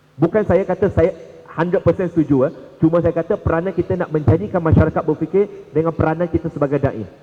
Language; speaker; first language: Malay; non-native, local second language; Chinese